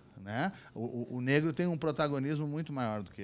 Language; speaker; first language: Portuguese; native; Portuguese